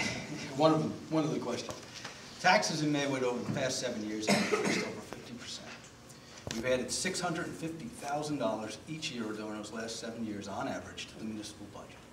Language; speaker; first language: English; native; English